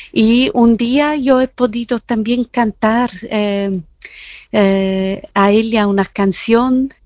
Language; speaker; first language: Spanish; non-native, fluent; Italian